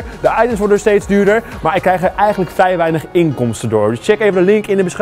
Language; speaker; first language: Dutch; native; Dutch